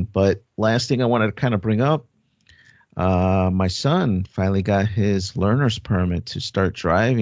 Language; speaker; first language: English; native; English